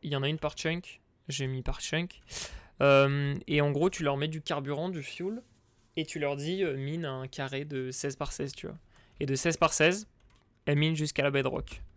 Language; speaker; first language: French; native; French